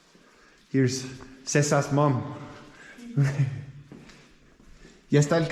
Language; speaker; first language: Spanish; non-native, learner; English